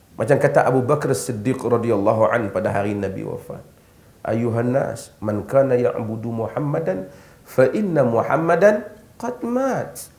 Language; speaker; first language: Malay; native; Malay